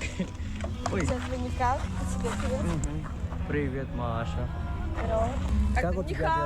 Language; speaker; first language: Russian; non-native, learner; Indonesian